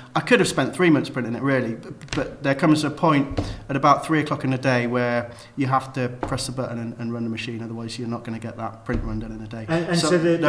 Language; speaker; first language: English; native; English